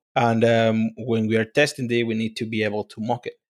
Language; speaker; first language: English; non-native, fluent; Spanish